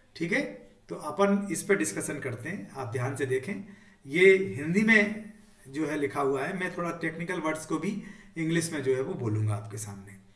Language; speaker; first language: Hindi; native; Hindi